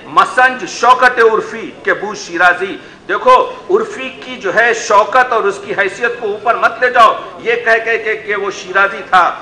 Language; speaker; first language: Urdu; native; Urdu